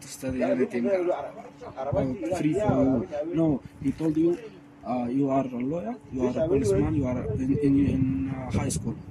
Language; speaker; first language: English; non-native, learner; Arabic